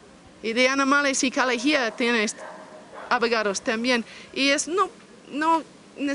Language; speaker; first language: Spanish; non-native, learner; English